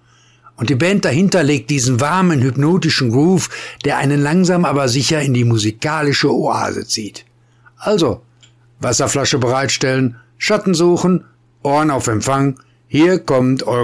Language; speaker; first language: German; native; German